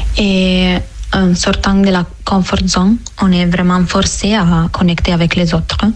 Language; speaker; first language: French; non-native, fluent; Italian